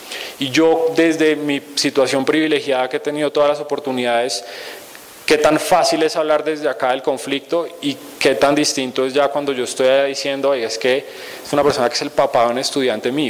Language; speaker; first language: Spanish; native; Spanish